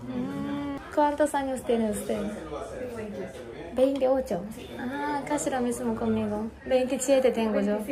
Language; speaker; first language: Spanish; non-native, learner; Japanese